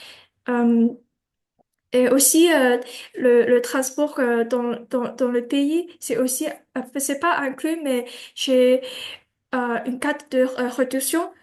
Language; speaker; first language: French; non-native, learner; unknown